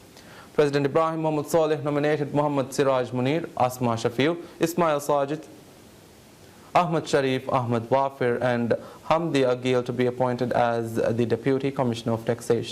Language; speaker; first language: English; non-native, local second language; Divehi